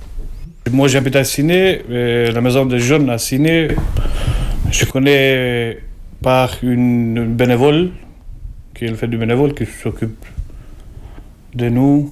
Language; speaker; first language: French; non-native, learner; Albanian